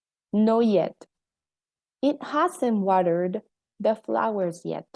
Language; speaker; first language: English; non-native, fluent; Spanish